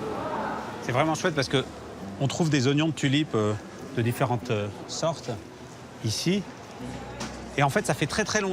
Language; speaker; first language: French; native; French